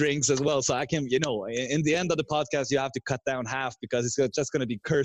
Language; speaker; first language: English; non-native, fluent; Swedish